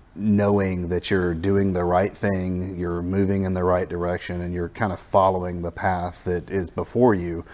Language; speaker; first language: English; native; English